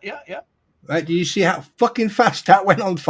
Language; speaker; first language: English; native; English